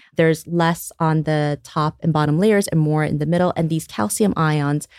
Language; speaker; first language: English; early bilingual, other home language; Korean